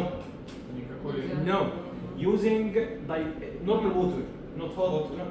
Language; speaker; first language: English; non-native, learner; Arabic